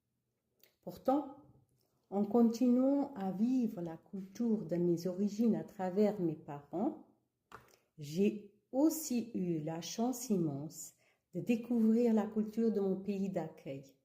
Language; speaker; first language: French; early bilingual, other home language; Kabuverdianu